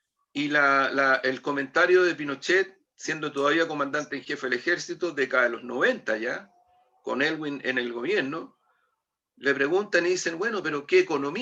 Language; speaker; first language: Spanish; native; Spanish